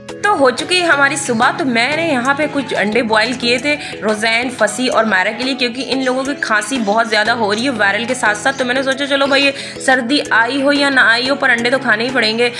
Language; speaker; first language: Hindi; native; Hindi